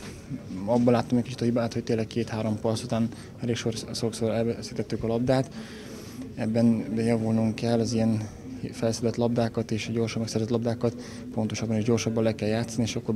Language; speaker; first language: Hungarian; native; Hungarian